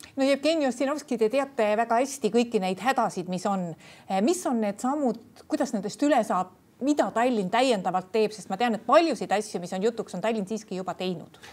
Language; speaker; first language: Estonian; native; Estonian